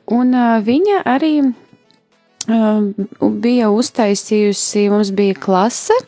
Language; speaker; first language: Latvian; native; Latvian